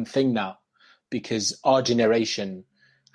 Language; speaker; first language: English; non-native, fluent; French